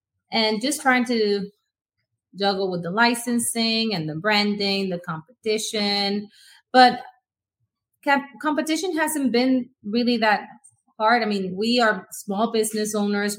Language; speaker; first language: English; non-native, local second language; Spanish